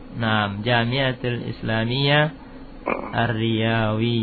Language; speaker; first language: Arabic; non-native, fluent; Indonesian